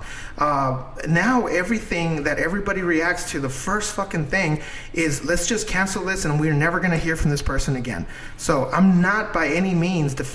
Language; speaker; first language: English; non-native, fluent; Spanish